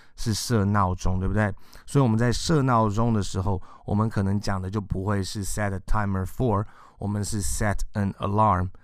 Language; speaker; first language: Chinese; native; Chinese